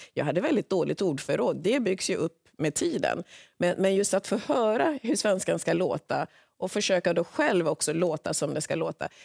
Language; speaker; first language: Swedish; early bilingual, other home language; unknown